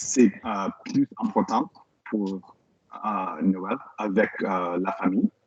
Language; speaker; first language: French; non-native, learner; English